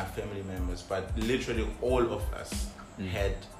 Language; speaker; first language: English; non-native, local second language; Zulu